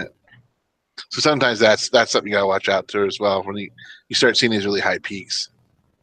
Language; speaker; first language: English; native; English